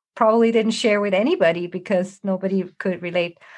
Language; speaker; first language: English; non-native, fluent; German